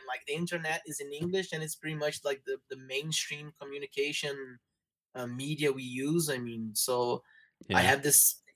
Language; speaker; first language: English; non-native, fluent; Portuguese